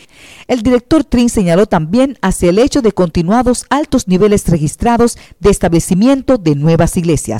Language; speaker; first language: Spanish; native; Spanish